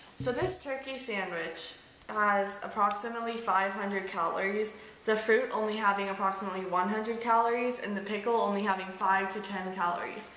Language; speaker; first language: English; native; English